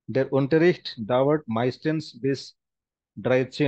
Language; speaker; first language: German; non-native, fluent; Hindi